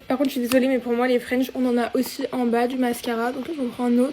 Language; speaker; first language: French; native; French